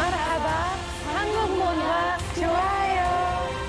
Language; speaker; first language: Korean; non-native, learner; Arabic